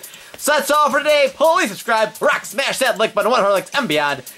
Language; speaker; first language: English; native; English